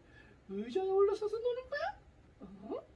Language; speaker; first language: Korean; native; Korean